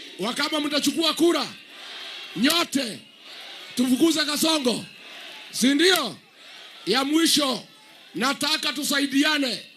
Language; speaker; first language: Swahili; non-native, local second language; Kikuyu